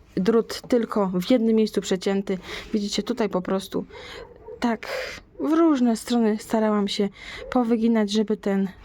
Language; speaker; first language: Polish; native; Polish